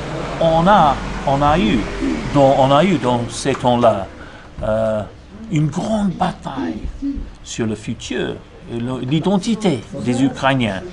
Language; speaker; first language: French; non-native, fluent; English